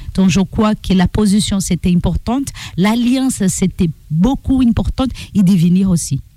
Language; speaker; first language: French; non-native, learner; Portuguese